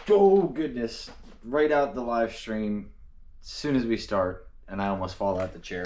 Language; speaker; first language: English; native; English